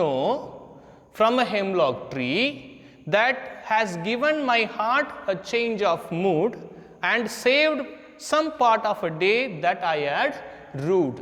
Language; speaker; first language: English; non-native, local second language; Hindi